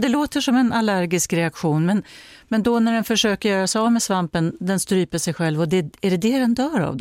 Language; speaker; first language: Swedish; native; Swedish